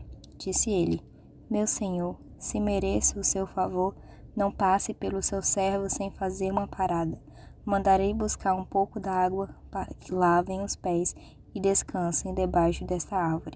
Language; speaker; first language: Portuguese; native; Portuguese